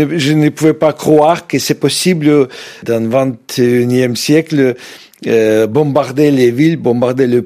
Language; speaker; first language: French; non-native, fluent; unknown